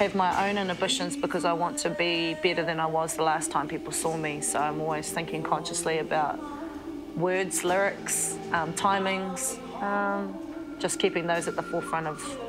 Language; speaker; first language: English; native; English